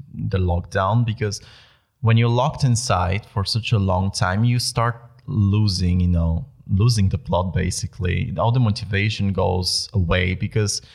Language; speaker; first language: English; non-native, fluent; Bulgarian